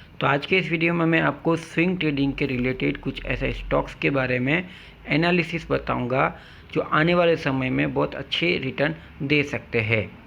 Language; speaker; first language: Hindi; non-native, local second language; Gujarati